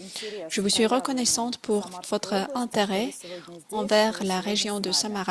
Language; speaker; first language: French; non-native, fluent; Russian